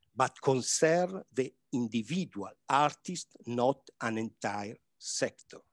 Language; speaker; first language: English; non-native, learner; Italian